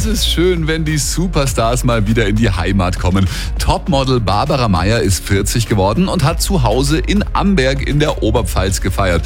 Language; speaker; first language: German; native; German